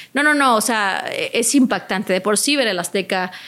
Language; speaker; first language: Spanish; native; Spanish